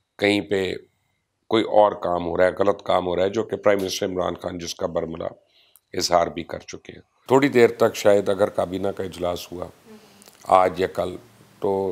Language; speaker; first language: Urdu; non-native, local second language; Punjabi